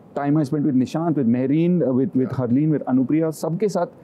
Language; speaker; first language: Hindi; native; Hindi